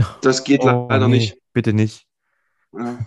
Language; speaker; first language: German; native; German